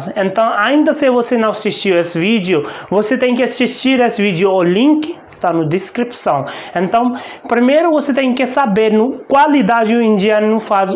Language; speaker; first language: Portuguese; non-native, learner; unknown